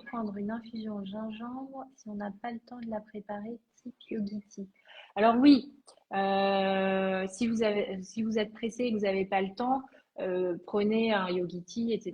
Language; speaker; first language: French; native; French